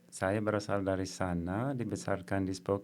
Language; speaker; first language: Indonesian; non-native, fluent; English